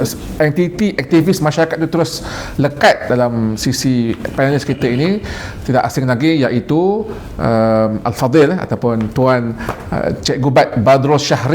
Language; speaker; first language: Malay; native; Malay